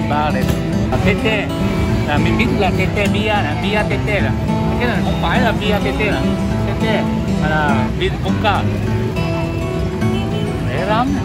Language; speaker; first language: Vietnamese; non-native, learner; Japanese